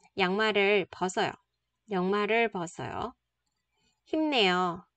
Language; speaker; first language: Korean; non-native, fluent; Vietnamese